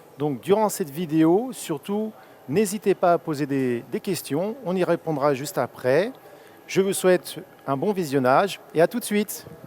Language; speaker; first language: French; native; French